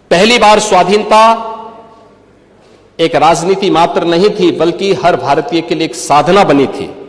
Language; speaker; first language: Hindi; native; Hindi